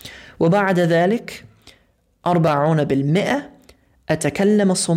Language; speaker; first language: Arabic; non-native, fluent; English